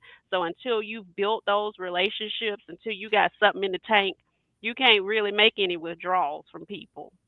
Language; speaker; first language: English; native; English